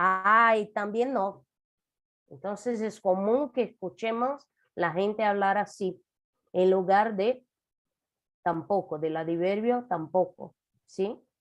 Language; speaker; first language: Spanish; non-native, fluent; Portuguese